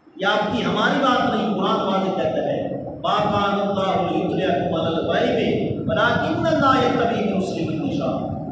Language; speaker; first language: Urdu; native; Urdu